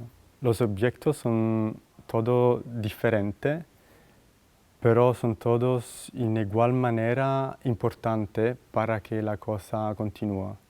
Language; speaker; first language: Spanish; non-native, fluent; Italian